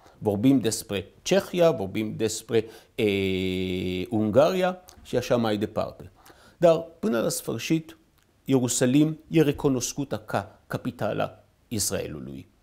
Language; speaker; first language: Romanian; non-native, fluent; Hebrew